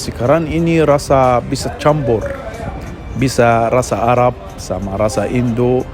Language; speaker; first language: Indonesian; non-native, learner; Arabic